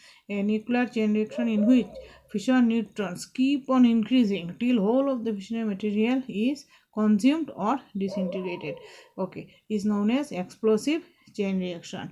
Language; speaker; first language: English; non-native, local second language; Bangla